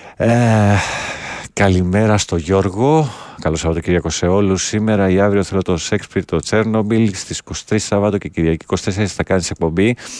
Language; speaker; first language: Greek; native; Greek